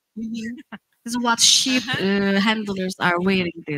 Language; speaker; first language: English; non-native, fluent; Turkish